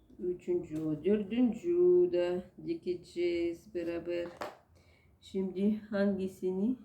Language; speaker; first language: Turkish; non-native, learner; Russian